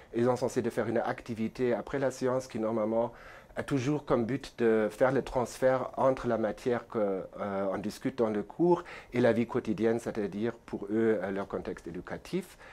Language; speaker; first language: French; non-native, fluent; German